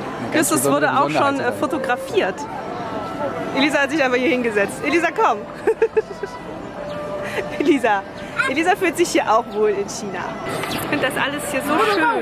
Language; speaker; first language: German; native; German